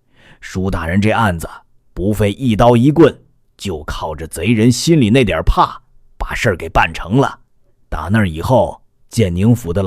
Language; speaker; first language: Chinese; native; Chinese